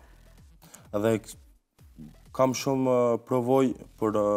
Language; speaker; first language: Albanian; early bilingual, heritage; Albanian